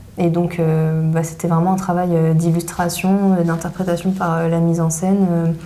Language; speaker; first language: French; native; French